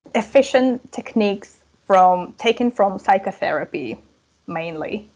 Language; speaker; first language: English; non-native, fluent; Russian